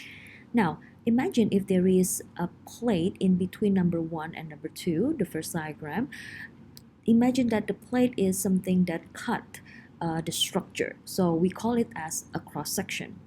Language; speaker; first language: English; non-native, fluent; Indonesian